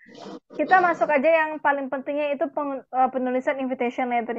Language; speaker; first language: Indonesian; native; Indonesian